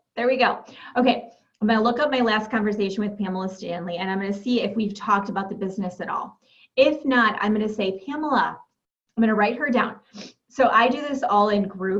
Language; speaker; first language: English; native; English